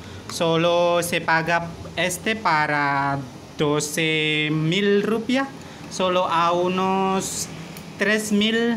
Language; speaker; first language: Spanish; non-native, learner; Indonesian